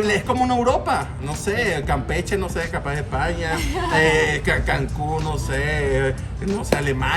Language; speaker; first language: Spanish; native; Spanish